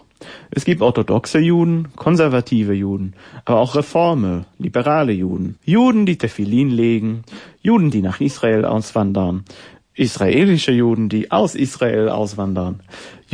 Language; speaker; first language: German; non-native, fluent; Hebrew